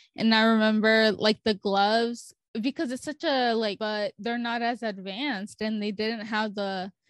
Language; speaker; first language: English; early bilingual, other home language; Spanish